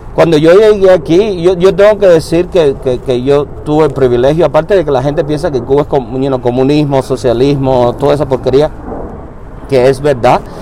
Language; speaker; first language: Spanish; native; Spanish